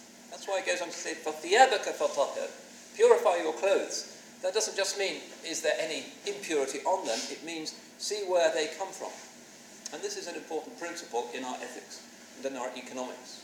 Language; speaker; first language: English; native; English